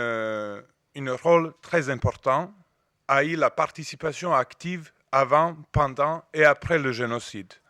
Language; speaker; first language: French; non-native, fluent; Serbian